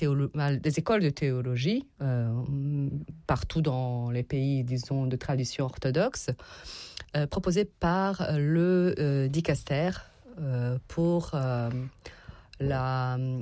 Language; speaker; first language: French; non-native, fluent; Serbian